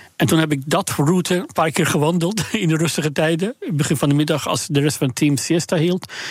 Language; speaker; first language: Dutch; non-native, fluent; Persian